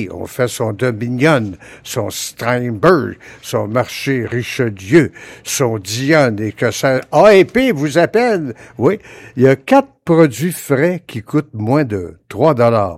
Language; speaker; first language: French; native; French